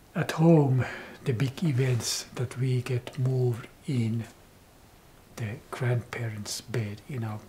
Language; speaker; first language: English; non-native, fluent; Finnish